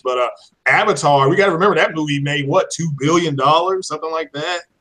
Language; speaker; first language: English; native; English